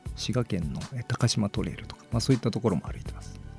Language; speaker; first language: Japanese; native; Japanese